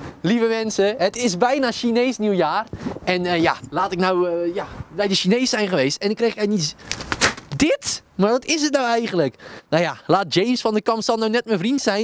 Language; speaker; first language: Dutch; native; Dutch